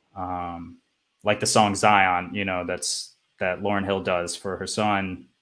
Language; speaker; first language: English; native; English